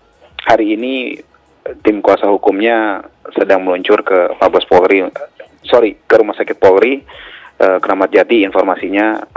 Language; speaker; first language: Indonesian; native; Indonesian